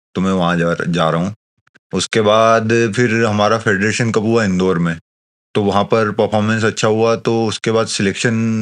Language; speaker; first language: Hindi; native; Hindi